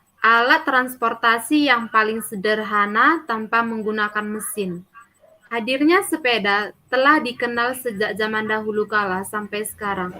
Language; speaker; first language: Indonesian; native; Indonesian